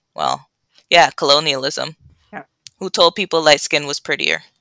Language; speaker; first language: English; native; English